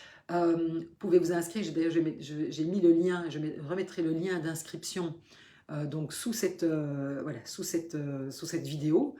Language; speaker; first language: French; native; French